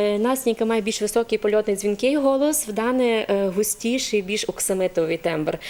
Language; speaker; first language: Ukrainian; native; Ukrainian